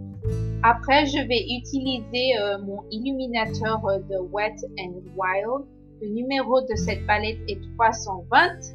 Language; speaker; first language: French; non-native, learner; Spanish